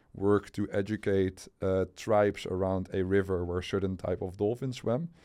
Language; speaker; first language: English; non-native, fluent; Dutch